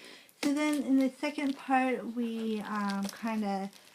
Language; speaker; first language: English; native; English